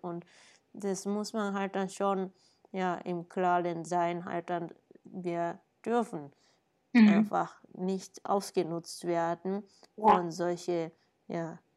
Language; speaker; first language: German; non-native, fluent; Japanese